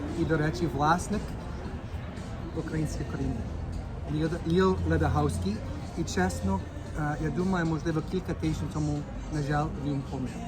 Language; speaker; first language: Ukrainian; non-native, learner; English